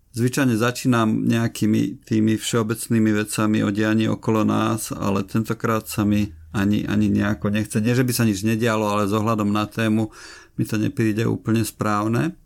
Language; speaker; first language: Slovak; native; Slovak